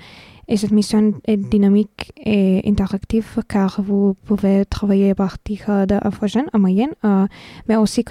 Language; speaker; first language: French; non-native, fluent; Lithuanian